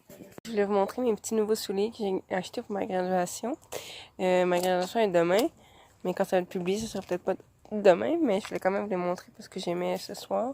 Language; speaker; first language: French; native; French